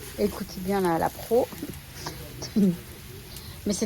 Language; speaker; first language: French; native; French